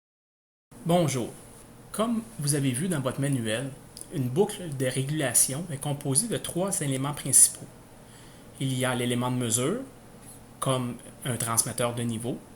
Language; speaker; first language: French; native; French